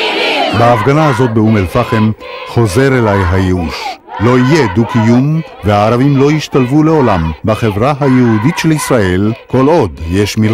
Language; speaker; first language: Hebrew; native; Hebrew